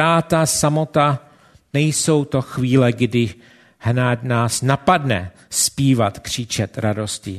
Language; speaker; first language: Czech; non-native, fluent; English